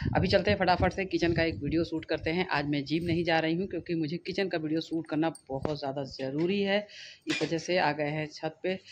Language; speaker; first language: Hindi; native; Hindi